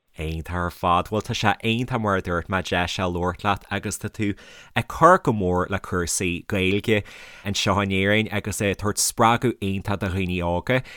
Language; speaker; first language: Irish; native; Irish